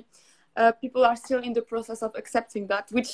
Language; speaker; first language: English; non-native, fluent; Arabic